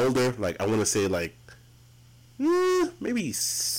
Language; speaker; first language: English; early bilingual, other home language; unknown